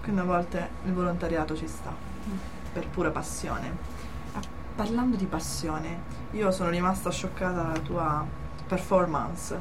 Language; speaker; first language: Italian; native; Italian